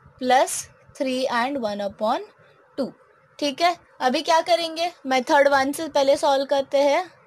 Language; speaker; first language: Hindi; non-native, local second language; Marathi